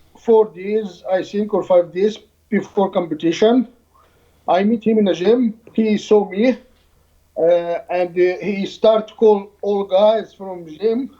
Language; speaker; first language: English; non-native, learner; Arabic